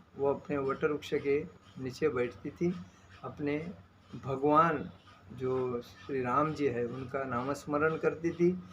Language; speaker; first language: Hindi; non-native, local second language; Marathi